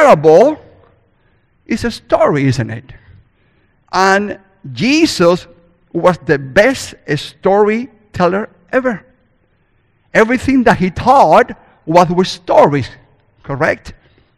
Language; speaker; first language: English; non-native, fluent; Spanish